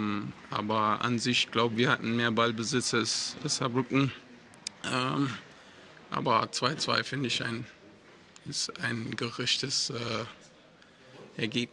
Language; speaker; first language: German; non-native, learner; English